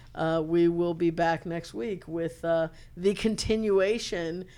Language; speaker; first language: English; native; English